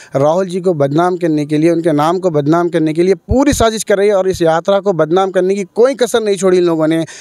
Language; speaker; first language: Hindi; non-native, local second language; Urdu